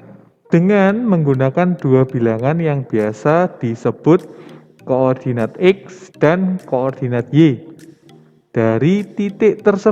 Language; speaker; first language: Indonesian; native; Indonesian